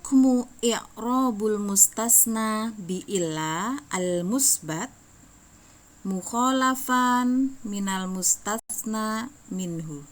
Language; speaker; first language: Arabic; non-native, fluent; Indonesian